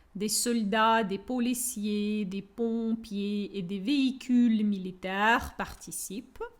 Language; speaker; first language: French; non-native, fluent; Ukrainian